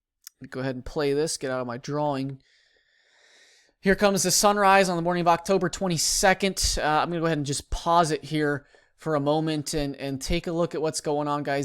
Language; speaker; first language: English; native; English